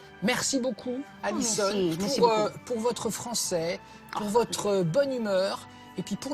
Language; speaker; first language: French; native; French